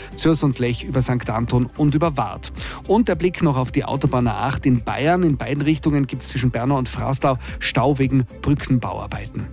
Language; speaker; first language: German; native; German